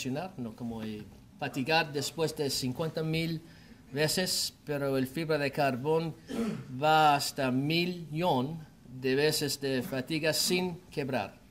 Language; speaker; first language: Spanish; non-native, learner; English